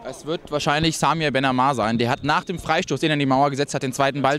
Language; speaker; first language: German; native; German